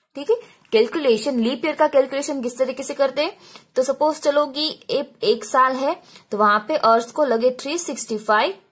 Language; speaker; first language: Hindi; non-native, local second language; Gujarati